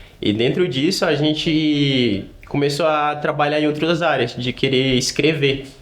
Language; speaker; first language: Portuguese; native; Portuguese